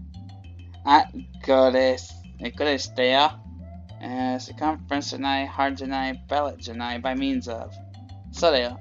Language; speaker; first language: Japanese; non-native, learner; English